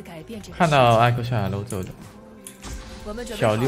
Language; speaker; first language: Chinese; native; Chinese